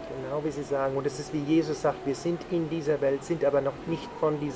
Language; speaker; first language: German; native; German